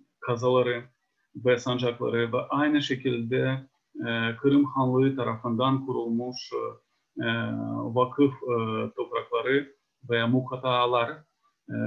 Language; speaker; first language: Turkish; non-native, fluent; Ukrainian